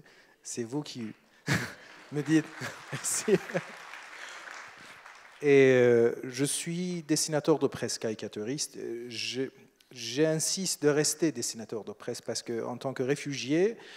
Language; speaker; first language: French; non-native, fluent; Persian